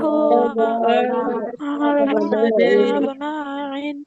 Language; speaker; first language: Arabic; non-native, learner; Bangla